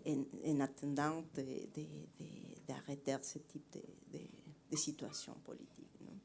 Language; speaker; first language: French; non-native, fluent; Spanish